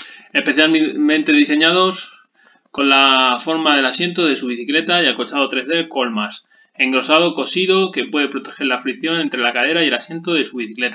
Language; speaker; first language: Spanish; native; Spanish